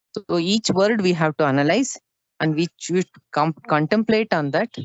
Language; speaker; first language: English; non-native, local second language; Kannada